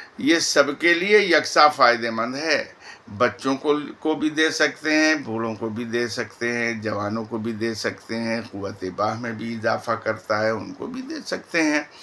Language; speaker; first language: Urdu; native; Urdu